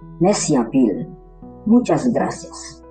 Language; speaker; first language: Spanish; non-native, learner; Haitian Creole